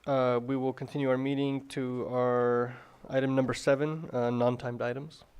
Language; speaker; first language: English; native; English